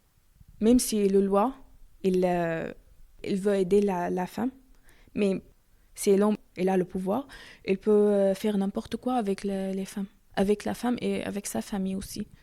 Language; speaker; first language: French; non-native, learner; Arabic